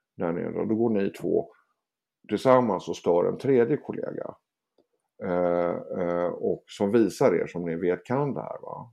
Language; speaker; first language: Swedish; native; Swedish